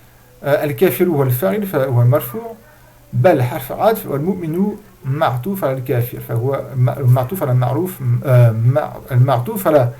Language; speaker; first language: Arabic; non-native, fluent; French